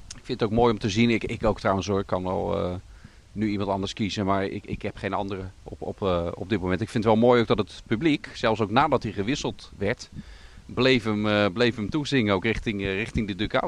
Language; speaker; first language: Dutch; native; Dutch